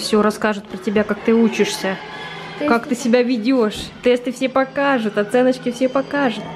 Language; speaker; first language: Russian; native; Russian